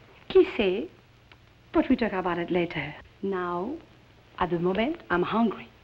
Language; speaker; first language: English; non-native, fluent; French